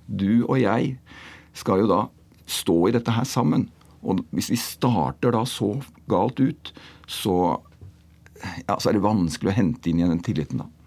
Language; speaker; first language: Norwegian; native; Norwegian